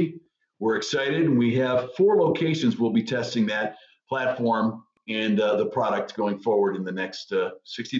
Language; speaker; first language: English; native; English